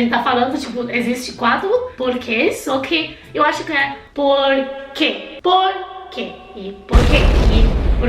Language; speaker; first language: Portuguese; non-native, fluent; Chinese